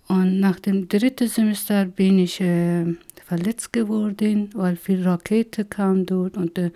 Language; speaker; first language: German; non-native, learner; Persian